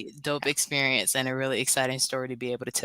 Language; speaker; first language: English; native; English